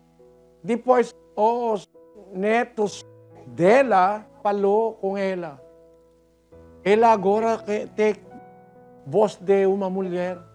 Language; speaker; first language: Portuguese; non-native, learner; Filipino